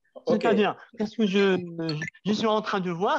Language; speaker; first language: French; non-native, local second language; Arabic